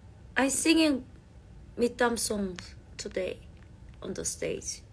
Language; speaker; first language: English; non-native, learner; Korean